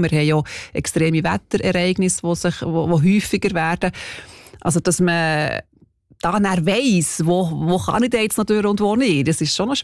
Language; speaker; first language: German; native; German